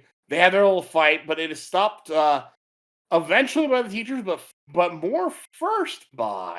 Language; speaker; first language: English; native; English